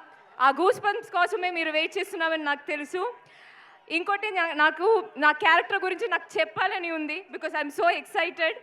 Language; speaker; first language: Telugu; non-native, fluent; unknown